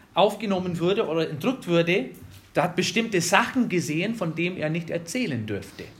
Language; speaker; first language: German; non-native, fluent; English